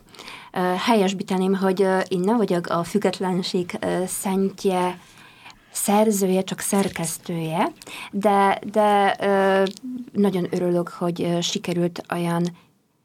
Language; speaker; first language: Hungarian; non-native, fluent; Polish